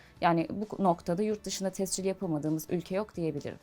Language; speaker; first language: Turkish; native; Turkish